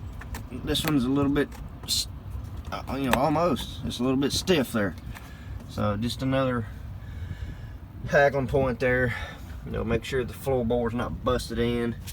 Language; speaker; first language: English; native; English